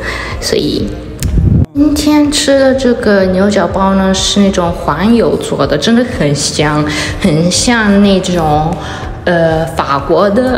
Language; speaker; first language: Chinese; early bilingual, heritage; Chinese